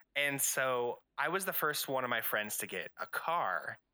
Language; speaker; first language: English; native; English